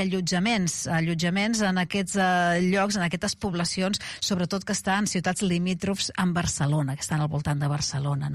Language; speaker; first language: Catalan; native; Catalan